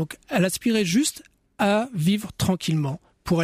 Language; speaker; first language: French; native; French